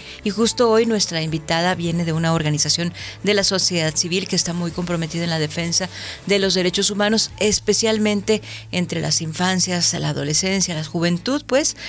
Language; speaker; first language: Spanish; native; Spanish